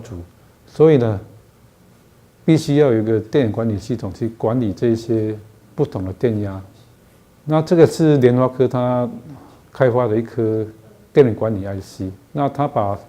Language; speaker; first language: Chinese; native; Chinese